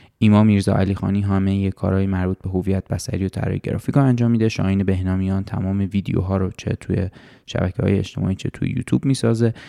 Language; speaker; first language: Persian; native; Persian